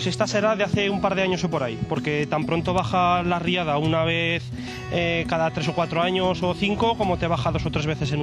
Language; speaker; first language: Spanish; native; Spanish